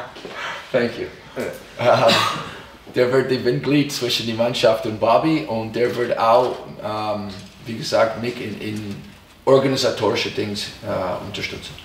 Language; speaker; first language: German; non-native, fluent; English